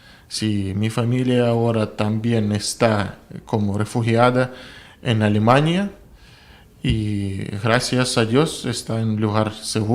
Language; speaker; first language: Spanish; non-native, learner; Russian